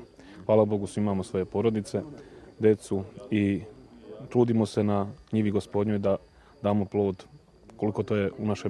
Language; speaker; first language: Bosnian; native; Bosnian